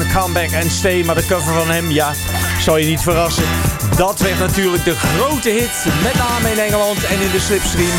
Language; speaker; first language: Dutch; native; Dutch